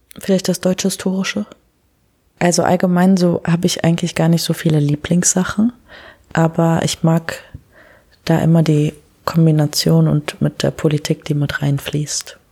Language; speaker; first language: German; early bilingual, other home language; Kurdish